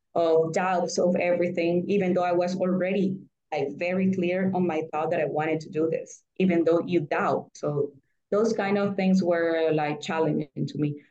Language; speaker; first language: English; non-native, fluent; Spanish